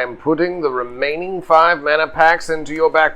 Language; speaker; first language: English; native; English